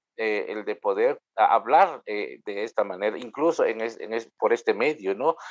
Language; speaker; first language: Spanish; non-native, local second language; Kʼicheʼ